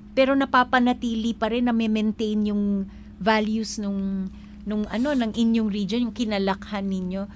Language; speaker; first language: Filipino; native; Filipino